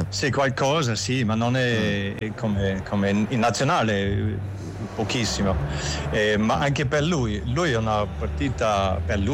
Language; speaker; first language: Italian; non-native, fluent; German